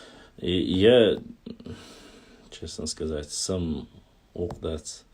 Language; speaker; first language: Russian; non-native, local second language; Chechen